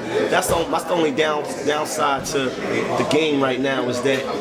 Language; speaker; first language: English; native; English